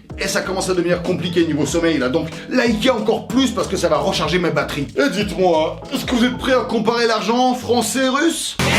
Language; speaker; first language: French; early bilingual, other home language; Russian